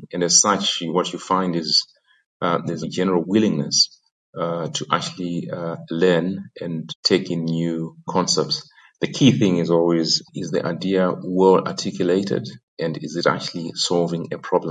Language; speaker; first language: English; non-native, local second language; Shona